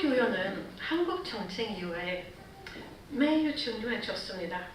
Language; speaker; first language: Korean; non-native, fluent; Swedish